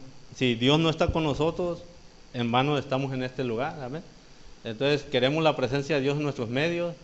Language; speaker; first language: Spanish; native; Spanish